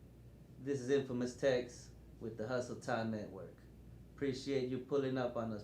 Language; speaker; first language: English; native; English